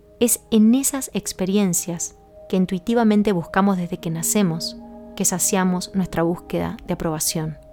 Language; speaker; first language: Spanish; native; Spanish